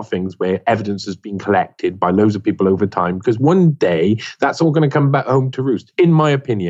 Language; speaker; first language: English; native; English